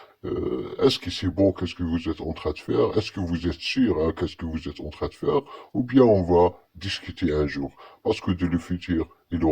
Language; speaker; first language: French; non-native, learner; Arabic